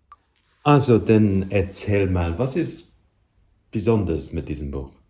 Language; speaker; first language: German; non-native, learner; English